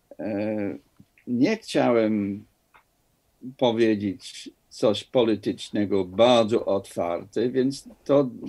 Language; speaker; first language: Polish; non-native, fluent; English